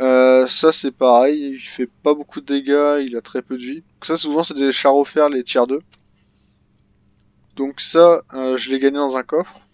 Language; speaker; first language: French; native; French